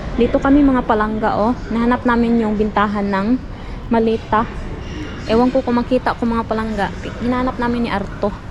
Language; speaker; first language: Filipino; non-native, local second language; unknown